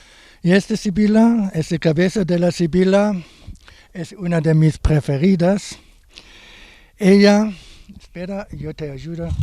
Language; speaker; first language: Spanish; non-native, fluent; German